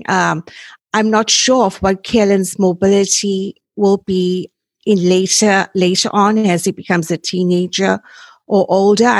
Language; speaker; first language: English; native; English